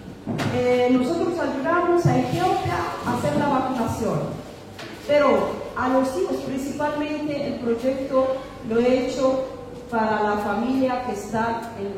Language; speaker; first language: Spanish; non-native, fluent; Amharic